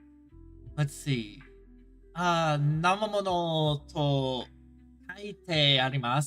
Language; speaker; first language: Japanese; non-native, learner; English